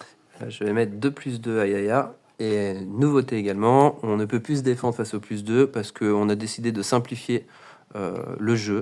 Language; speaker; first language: French; native; French